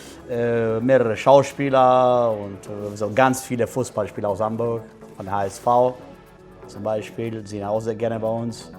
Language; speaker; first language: German; non-native, fluent; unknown